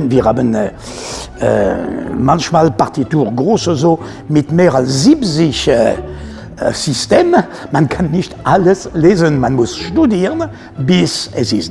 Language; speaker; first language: German; non-native, learner; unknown